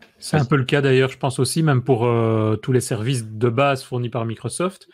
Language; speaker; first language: French; native; French